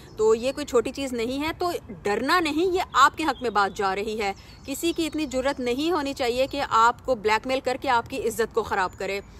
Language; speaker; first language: Urdu; native; Urdu